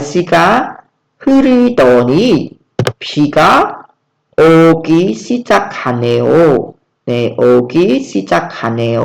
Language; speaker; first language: Korean; non-native, fluent; Khmer